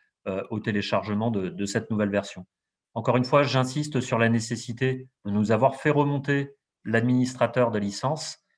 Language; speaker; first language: French; native; French